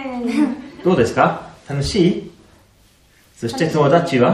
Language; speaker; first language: Japanese; non-native, fluent; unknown